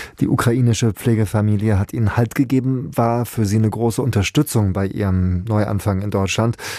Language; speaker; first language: German; native; German